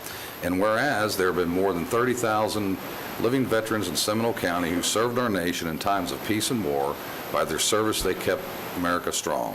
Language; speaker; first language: English; native; English